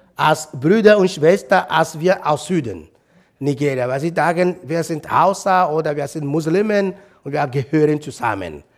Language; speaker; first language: German; non-native, fluent; Igbo